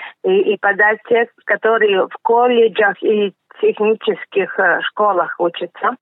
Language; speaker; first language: Russian; non-native, local second language; Latvian